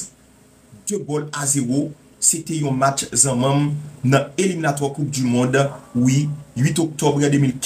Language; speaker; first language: French; non-native, local second language; Haitian Creole